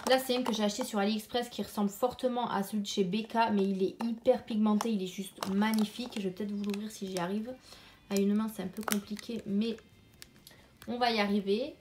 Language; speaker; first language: French; native; French